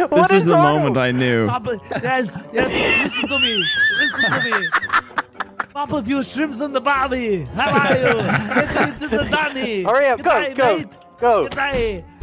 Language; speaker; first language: English; native; English